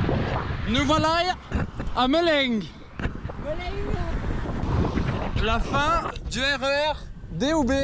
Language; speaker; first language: French; native; French